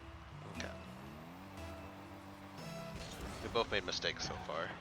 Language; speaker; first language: English; native; English